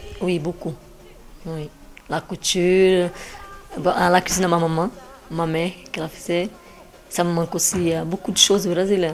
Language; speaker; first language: French; non-native, learner; Portuguese